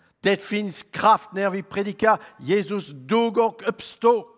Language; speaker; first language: Swedish; non-native, learner; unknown